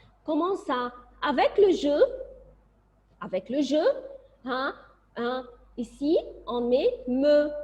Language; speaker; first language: French; non-native, fluent; Arabic